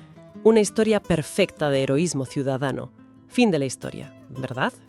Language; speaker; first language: Spanish; native; Spanish